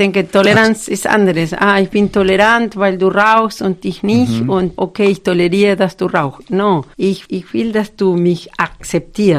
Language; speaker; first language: German; non-native, fluent; Spanish